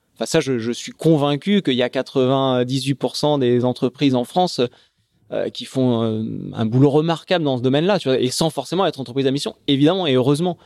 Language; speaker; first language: French; native; French